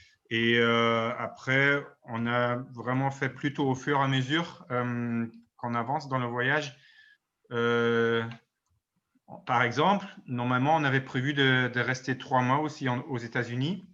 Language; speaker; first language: French; non-native, fluent; German